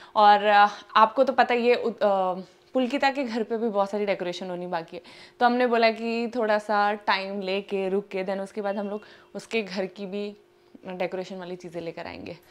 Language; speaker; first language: Hindi; native; Hindi